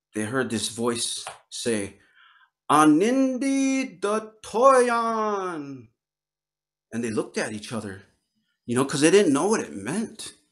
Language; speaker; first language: English; native; English